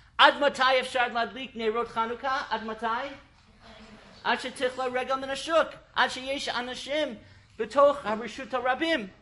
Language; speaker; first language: Hebrew; non-native, fluent; English